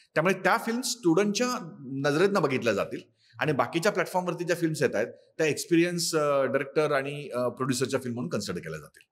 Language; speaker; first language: Marathi; native; Marathi